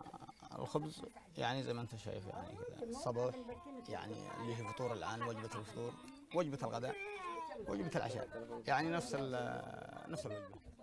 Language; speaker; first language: Arabic; native; Arabic